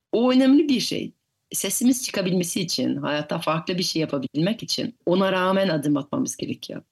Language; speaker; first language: Turkish; non-native, fluent; French